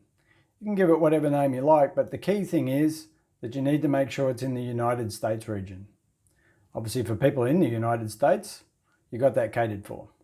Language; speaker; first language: English; native; English